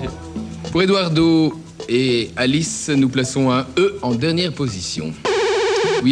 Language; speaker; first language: French; native; French